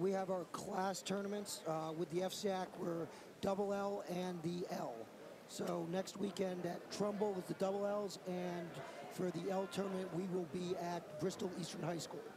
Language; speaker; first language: English; native; English